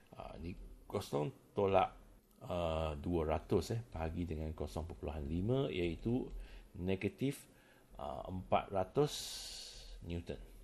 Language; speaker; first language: Malay; non-native, local second language; Chinese